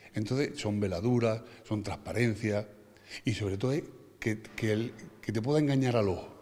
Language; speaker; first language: Spanish; native; Spanish